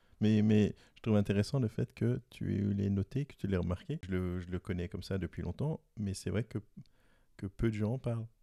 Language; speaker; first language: French; native; French